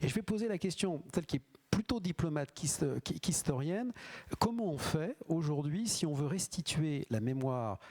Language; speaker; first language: French; native; French